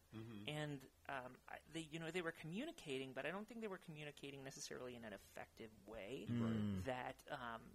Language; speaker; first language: English; native; English